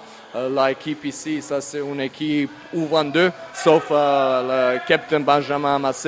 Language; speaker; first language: French; non-native, learner; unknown